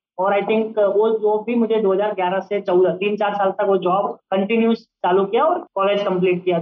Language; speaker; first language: Hindi; early bilingual, other home language; Nepali